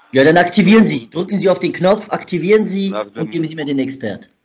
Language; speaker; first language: German; native; German